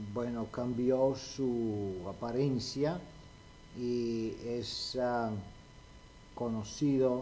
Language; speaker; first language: Spanish; non-native, fluent; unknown